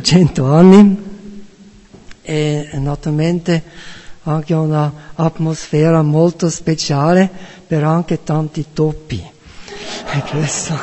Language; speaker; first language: Italian; non-native, fluent; German